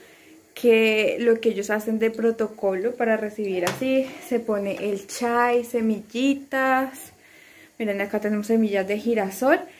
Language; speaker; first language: Spanish; native; Spanish